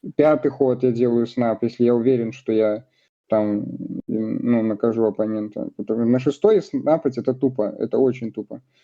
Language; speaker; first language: Russian; native; Russian